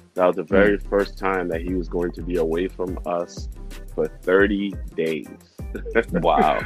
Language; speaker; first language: English; non-native, fluent; Haitian Creole